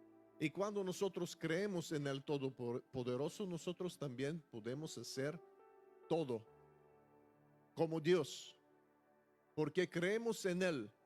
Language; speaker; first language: Spanish; non-native, fluent; Bulgarian